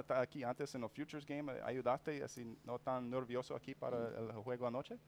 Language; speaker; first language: Spanish; non-native, learner; English